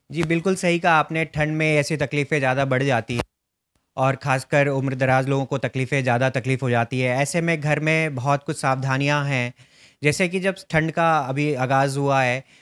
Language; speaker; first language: Hindi; native; Hindi